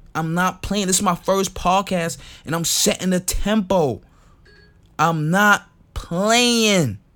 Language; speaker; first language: English; non-native, local second language; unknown